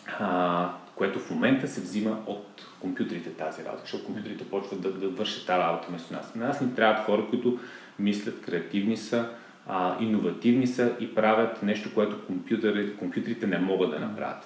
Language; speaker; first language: Bulgarian; native; Bulgarian